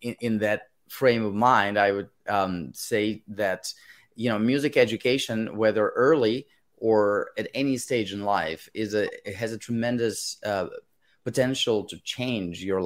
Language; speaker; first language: English; non-native, fluent; Russian